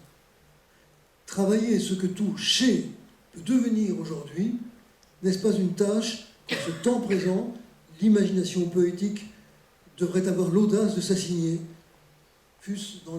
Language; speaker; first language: French; native; French